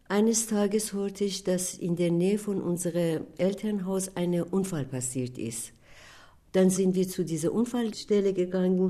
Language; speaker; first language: German; non-native, fluent; Persian